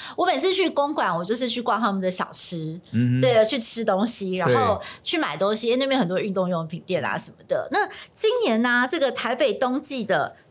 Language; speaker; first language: Chinese; native; Chinese